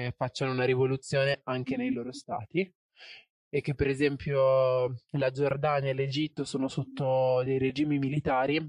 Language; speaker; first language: Italian; native; Italian